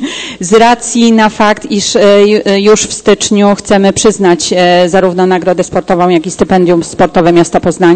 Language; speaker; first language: Polish; native; Polish